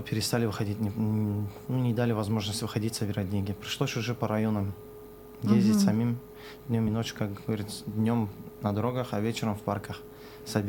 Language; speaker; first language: Russian; non-native, local second language; Azerbaijani